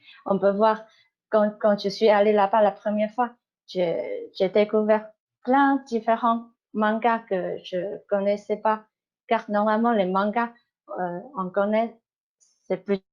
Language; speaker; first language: French; non-native, fluent; Chinese